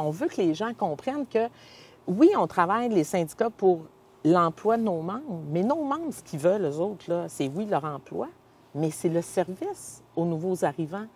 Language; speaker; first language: French; native; French